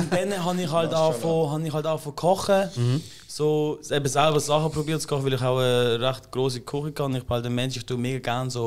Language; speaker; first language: German; native; German